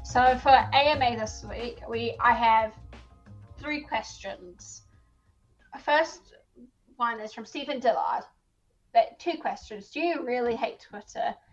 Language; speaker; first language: English; native; English